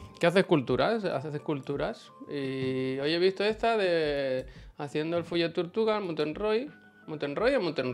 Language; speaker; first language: Spanish; native; Spanish